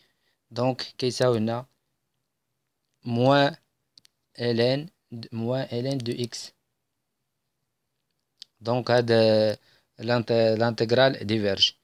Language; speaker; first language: Arabic; native; Arabic